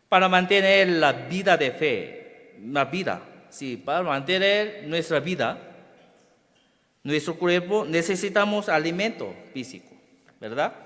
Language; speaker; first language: Spanish; non-native, fluent; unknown